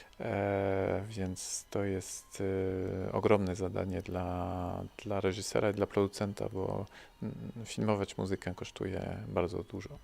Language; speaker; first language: Polish; early bilingual, heritage; French